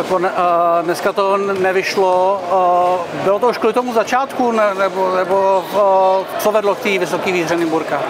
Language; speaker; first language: Czech; native; Czech